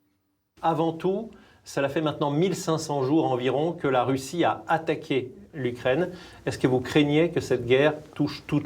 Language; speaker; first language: French; native; French